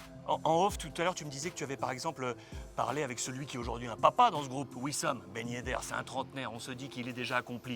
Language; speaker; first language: French; native; French